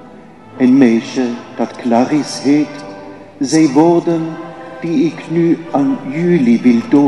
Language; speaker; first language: Dutch; non-native, fluent; German